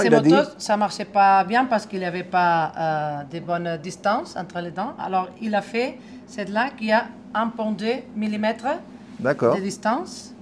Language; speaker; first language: French; non-native, fluent; Spanish